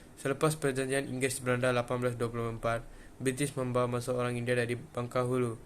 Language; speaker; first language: Malay; non-native, local second language; Tamil